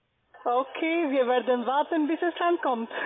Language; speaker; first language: German; non-native, fluent; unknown